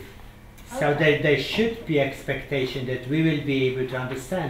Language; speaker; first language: English; non-native, fluent; Polish